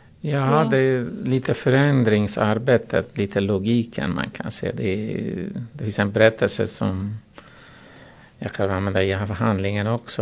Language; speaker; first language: Swedish; non-native, fluent; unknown